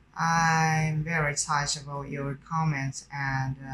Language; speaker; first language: English; non-native, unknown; Japanese